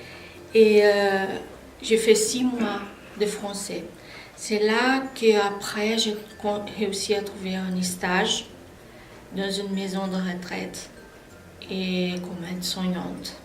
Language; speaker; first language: French; non-native, fluent; Portuguese